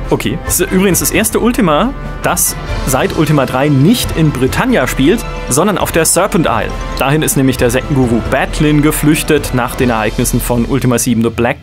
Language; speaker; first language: German; native; German